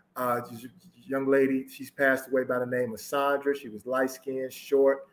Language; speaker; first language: English; native; English